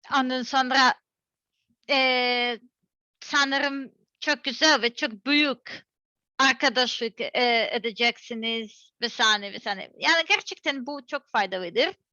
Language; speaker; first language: Turkish; non-native, learner; Serbian